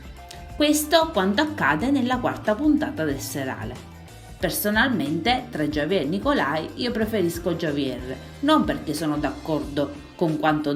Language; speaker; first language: Italian; native; Italian